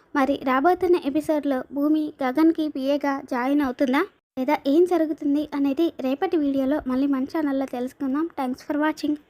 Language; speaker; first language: Telugu; native; Telugu